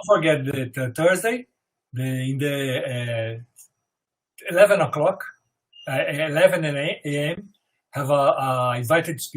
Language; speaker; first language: English; non-native, fluent; Portuguese